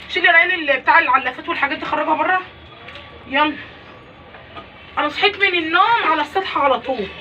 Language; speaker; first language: Arabic; native; Arabic